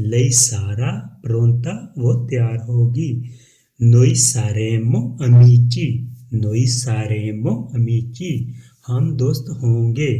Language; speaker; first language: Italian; non-native, fluent; Urdu